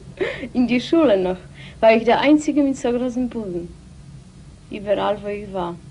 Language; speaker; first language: German; non-native, learner; Polish